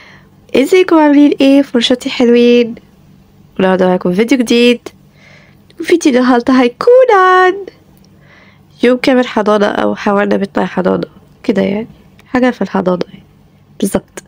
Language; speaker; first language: Arabic; native; Arabic